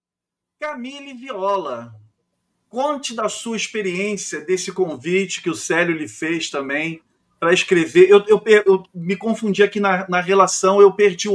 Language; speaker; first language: Portuguese; native; Portuguese